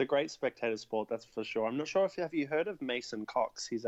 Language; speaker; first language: English; native; English